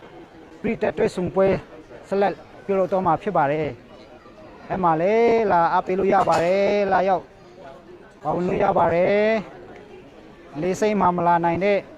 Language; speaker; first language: Burmese; non-native, local second language; Hakha Chin